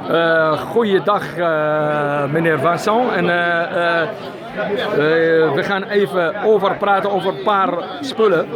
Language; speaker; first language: Dutch; early bilingual, other home language; Arabic